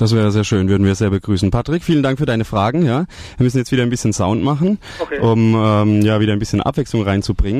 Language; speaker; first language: German; native; German